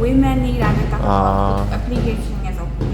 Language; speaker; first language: Korean; non-native, learner; Burmese